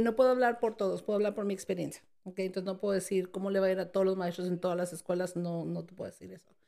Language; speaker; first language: Spanish; early bilingual, heritage; Spanish